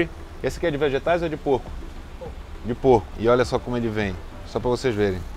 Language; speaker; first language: Portuguese; native; Portuguese